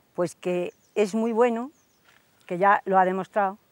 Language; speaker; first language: Spanish; native; Spanish